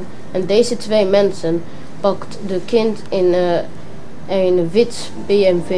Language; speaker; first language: Dutch; non-native, learner; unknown